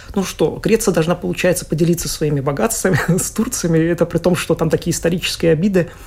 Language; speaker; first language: Russian; native; Russian